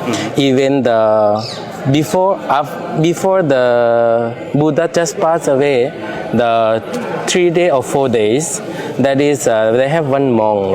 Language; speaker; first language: English; non-native, fluent; Lao